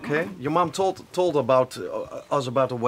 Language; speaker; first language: English; non-native, fluent; Dutch